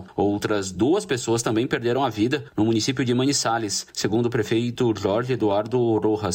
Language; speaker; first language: Portuguese; native; Portuguese